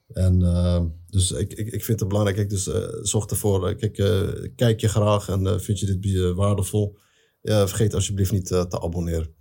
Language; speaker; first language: Dutch; early bilingual, other home language; Arabic